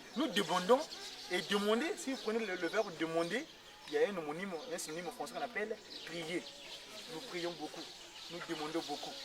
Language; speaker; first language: French; non-native, local second language; Kongo